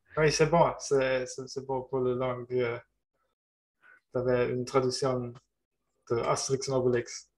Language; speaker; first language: French; non-native, learner; German